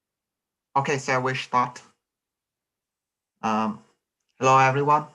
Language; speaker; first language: English; non-native, fluent; Vietnamese